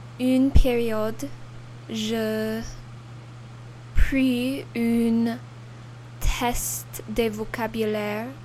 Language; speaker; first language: French; non-native, learner; English